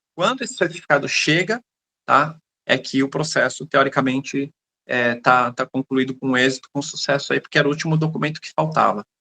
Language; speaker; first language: Portuguese; native; Portuguese